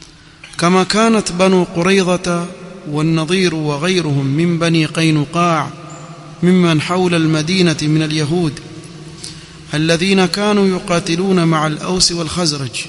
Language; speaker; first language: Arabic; non-native, fluent; Swahili